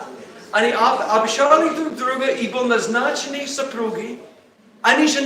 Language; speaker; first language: Russian; non-native, learner; English